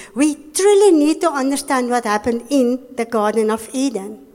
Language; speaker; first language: English; non-native, local second language; Afrikaans